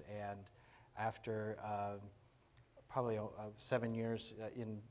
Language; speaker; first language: English; native; English